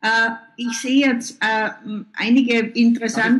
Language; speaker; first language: German; native; German